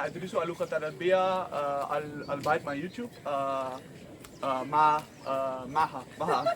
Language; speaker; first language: Arabic; non-native, learner; Dutch